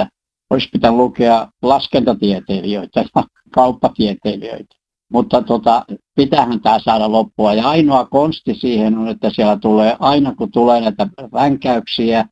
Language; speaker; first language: Finnish; native; Finnish